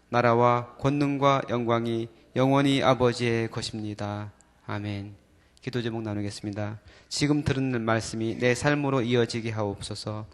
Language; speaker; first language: Korean; native; Korean